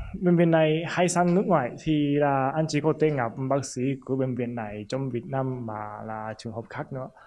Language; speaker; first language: Vietnamese; non-native, fluent; Japanese